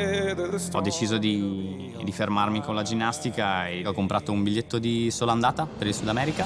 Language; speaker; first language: Italian; native; Italian